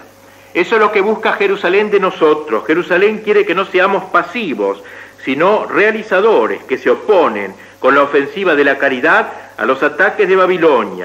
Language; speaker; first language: Spanish; native; Spanish